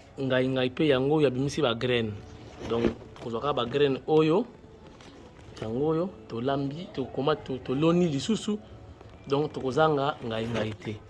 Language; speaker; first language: Lingala; non-native, local second language; Kongo